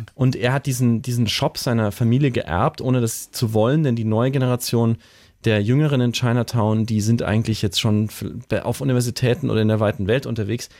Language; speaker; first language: German; native; German